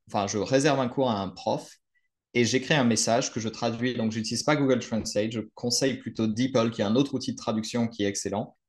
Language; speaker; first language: French; native; French